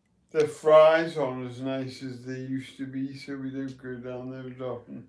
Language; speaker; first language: English; native; English